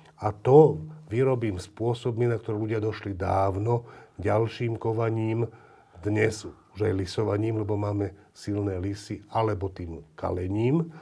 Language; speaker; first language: Slovak; native; Slovak